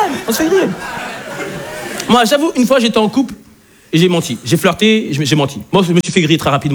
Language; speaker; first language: French; native; French